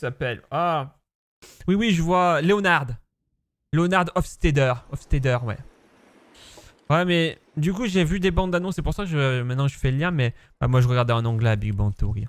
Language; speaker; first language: French; native; French